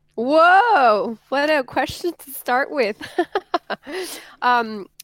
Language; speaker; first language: English; non-native, fluent; Spanish